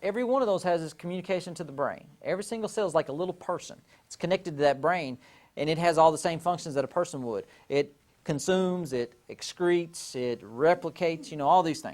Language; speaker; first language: English; native; English